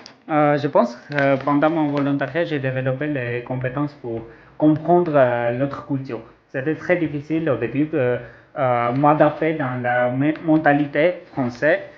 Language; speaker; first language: French; non-native, fluent; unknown